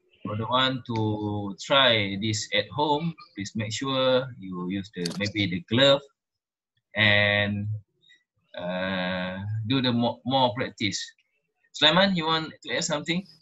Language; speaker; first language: English; non-native, local second language; Malay